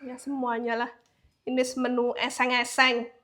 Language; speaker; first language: Indonesian; native; Indonesian